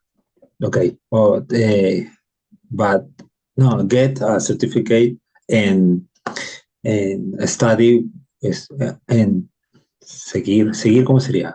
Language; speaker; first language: English; non-native, learner; Spanish